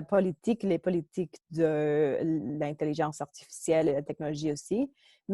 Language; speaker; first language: French; non-native, local second language; English